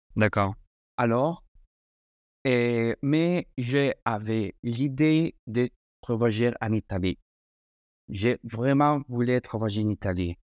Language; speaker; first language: French; non-native, fluent; Spanish